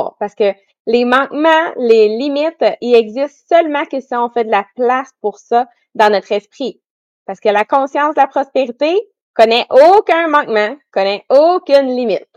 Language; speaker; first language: French; native; French